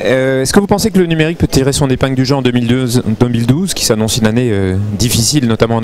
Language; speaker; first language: French; native; French